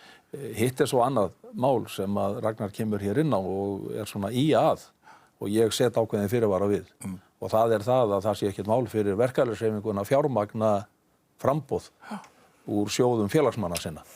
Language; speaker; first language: Icelandic; native; Icelandic